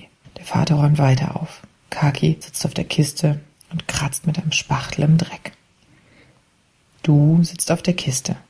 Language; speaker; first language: German; native; German